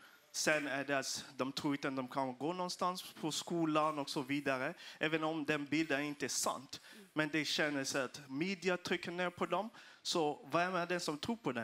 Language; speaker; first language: Swedish; non-native, fluent; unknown